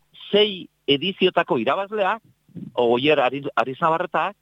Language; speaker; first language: Basque; native; Basque